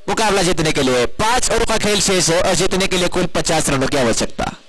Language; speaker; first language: Hindi; non-native, local second language; Marathi